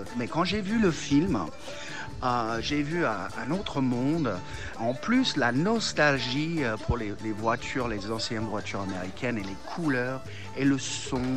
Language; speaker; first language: French; non-native, fluent; English